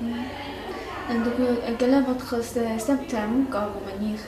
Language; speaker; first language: French; non-native, learner; Chinese